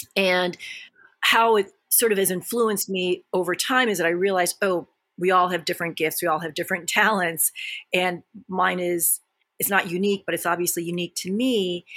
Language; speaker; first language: English; early bilingual, other home language; Japanese